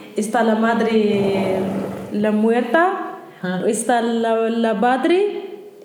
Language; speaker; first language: Spanish; non-native, learner; Arabic